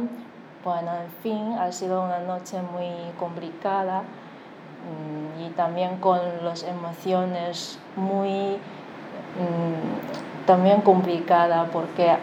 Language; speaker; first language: Spanish; non-native, fluent; Chinese